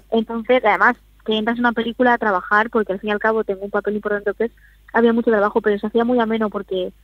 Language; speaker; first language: Spanish; native; Spanish